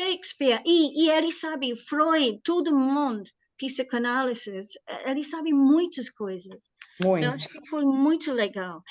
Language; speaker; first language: Portuguese; non-native, learner; English